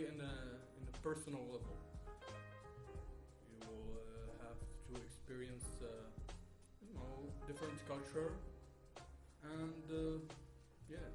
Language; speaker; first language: English; non-native, fluent; Arabic